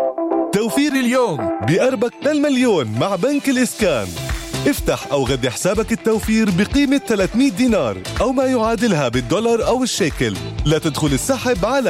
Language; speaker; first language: Arabic; native; Arabic